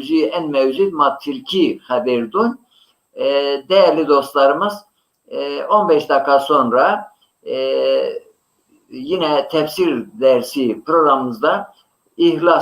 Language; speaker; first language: Turkish; non-native, local second language; Zaza